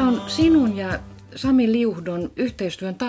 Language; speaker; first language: Finnish; native; Finnish